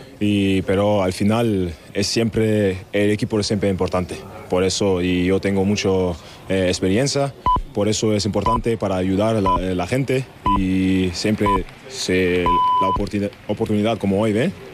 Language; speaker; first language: Spanish; non-native, learner; German